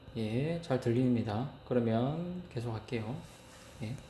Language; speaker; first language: Korean; native; Korean